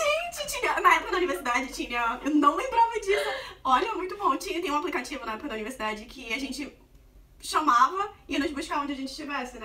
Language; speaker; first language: Portuguese; native; Portuguese